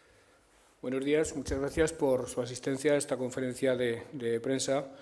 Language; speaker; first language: Spanish; native; Spanish